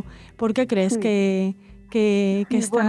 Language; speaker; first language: Spanish; native; Spanish